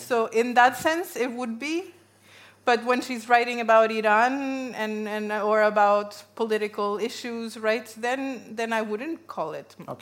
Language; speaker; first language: English; non-native, fluent; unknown